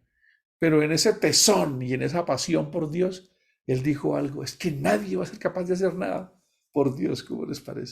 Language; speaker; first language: Spanish; native; Spanish